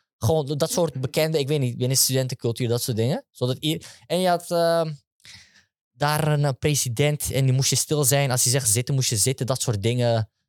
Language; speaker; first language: Dutch; early bilingual, other home language; Turkish